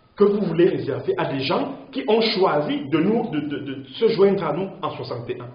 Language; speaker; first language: French; native; French